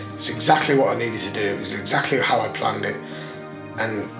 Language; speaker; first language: English; native; English